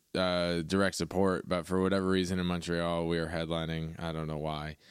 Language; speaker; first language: English; native; English